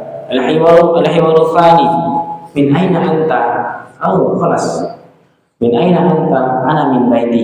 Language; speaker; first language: Arabic; non-native, fluent; Indonesian